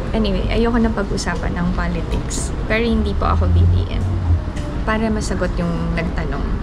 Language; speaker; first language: Filipino; native; Filipino